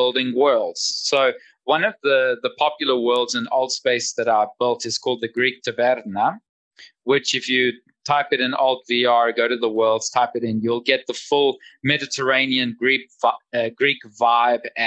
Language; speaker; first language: English; native; English